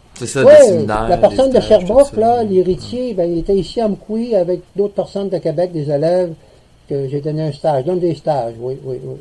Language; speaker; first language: French; native; French